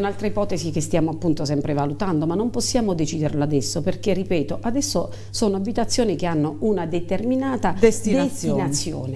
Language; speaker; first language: Italian; native; Italian